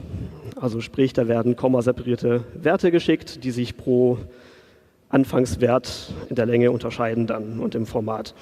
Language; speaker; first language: German; native; German